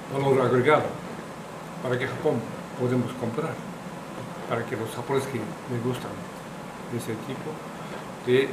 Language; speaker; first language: Spanish; non-native, learner; Japanese